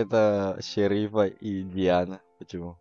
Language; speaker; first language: Russian; non-native, learner; Indonesian